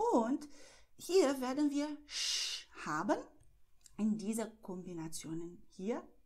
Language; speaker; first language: German; non-native, fluent; Portuguese